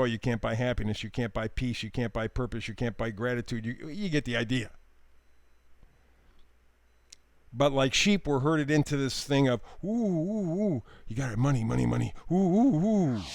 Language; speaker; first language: English; native; English